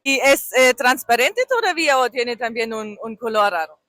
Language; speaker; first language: Spanish; non-native, fluent; German